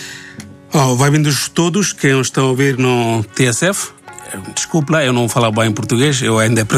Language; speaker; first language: Portuguese; non-native, learner; Bangla